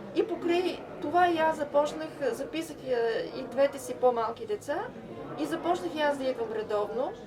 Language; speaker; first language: Bulgarian; native; Bulgarian